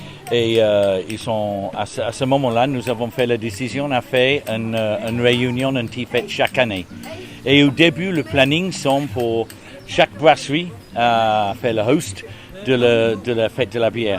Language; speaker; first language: French; non-native, learner; English